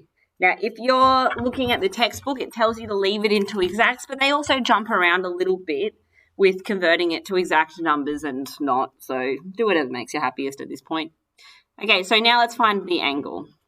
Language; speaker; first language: English; native; English